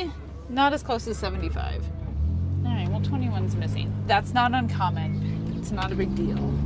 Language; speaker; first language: English; native; English